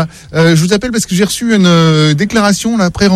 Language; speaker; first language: French; native; French